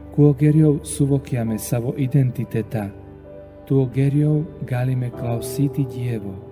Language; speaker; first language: Lithuanian; non-native, fluent; Slovak